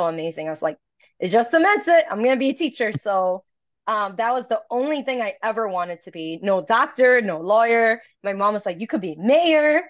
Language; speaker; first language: English; early bilingual, other home language; Cantonese